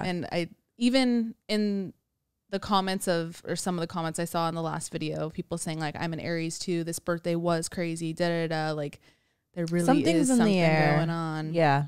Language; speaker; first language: English; native; English